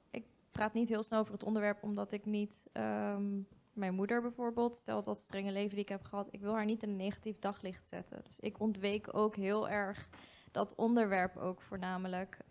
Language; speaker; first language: Dutch; early bilingual, other home language; Kurdish